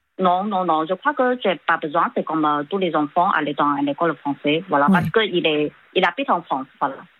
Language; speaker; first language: French; non-native, fluent; Chinese